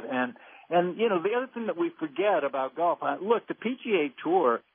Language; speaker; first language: English; native; English